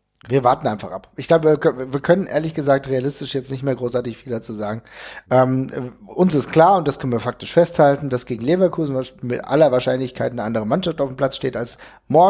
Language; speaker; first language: German; native; German